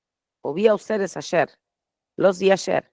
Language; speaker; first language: Spanish; non-native, fluent; Portuguese